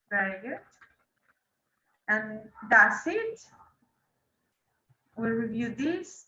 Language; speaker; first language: English; non-native, fluent; Spanish